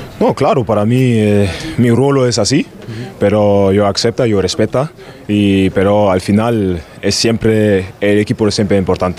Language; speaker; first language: Spanish; non-native, learner; German